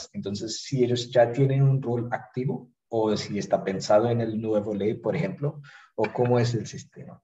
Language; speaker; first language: Spanish; non-native, fluent; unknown